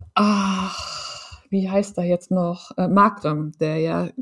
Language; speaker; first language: German; native; German